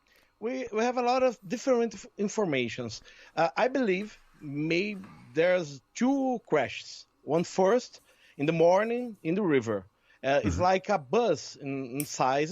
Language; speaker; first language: English; non-native, learner; Portuguese